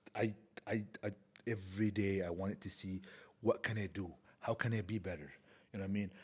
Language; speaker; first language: English; non-native, fluent; Arabic